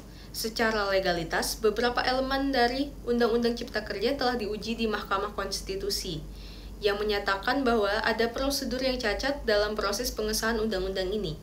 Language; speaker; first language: Indonesian; native; Indonesian